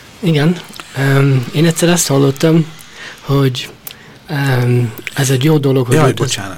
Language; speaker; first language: Hungarian; early bilingual, heritage; Hungarian